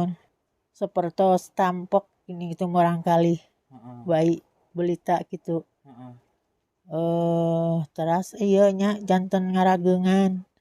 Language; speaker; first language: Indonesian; non-native, local second language; Sundanese